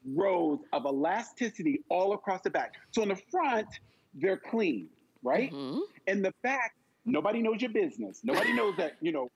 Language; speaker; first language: English; native; English